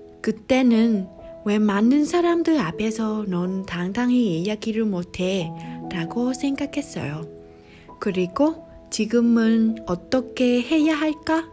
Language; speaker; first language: Korean; non-native, learner; Vietnamese